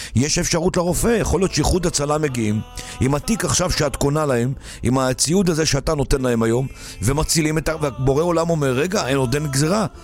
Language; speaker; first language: Hebrew; native; Hebrew